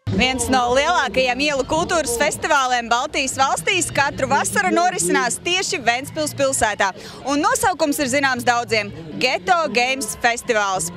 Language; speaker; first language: Latvian; native; Latvian